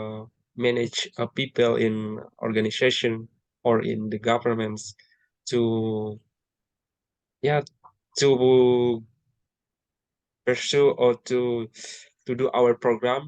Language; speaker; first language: English; non-native, learner; Indonesian